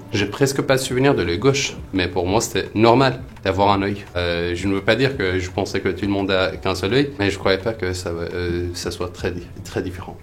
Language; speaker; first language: French; non-native, fluent; Persian